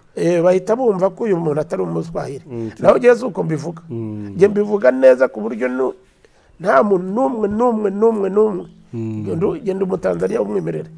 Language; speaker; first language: Kinyarwanda; early bilingual, heritage; Kinyarwanda